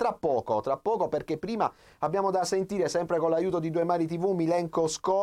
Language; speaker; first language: Italian; native; Italian